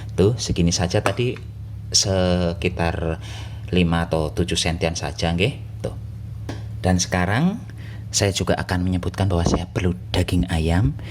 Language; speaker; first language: Indonesian; non-native, local second language; Javanese